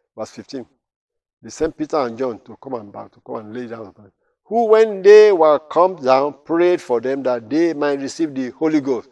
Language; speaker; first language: English; non-native, local second language; Yoruba